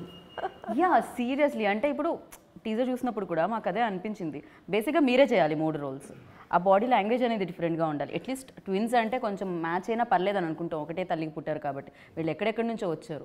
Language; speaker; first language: Telugu; native; Telugu